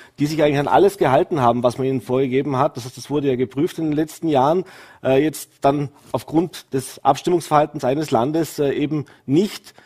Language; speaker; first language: German; native; German